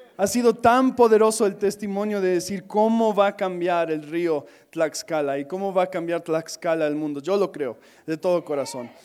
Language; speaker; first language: Spanish; non-native, fluent; English